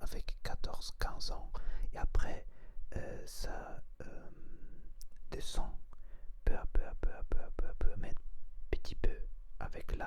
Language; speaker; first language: French; non-native, learner; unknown